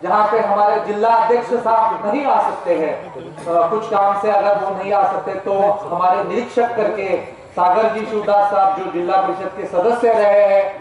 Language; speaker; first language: Hindi; non-native, local second language; Marathi